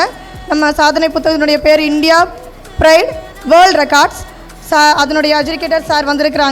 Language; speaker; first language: Tamil; native; Tamil